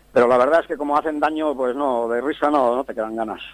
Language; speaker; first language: Spanish; native; Spanish